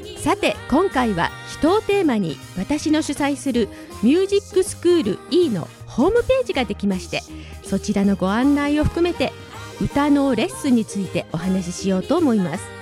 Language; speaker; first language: Japanese; native; Japanese